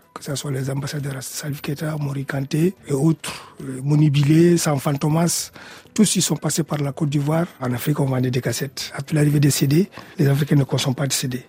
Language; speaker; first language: French; non-native, local second language; Wolof